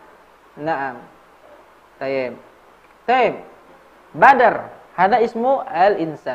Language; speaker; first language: Arabic; non-native, learner; Indonesian